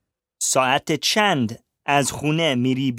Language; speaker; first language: Persian; non-native, learner; English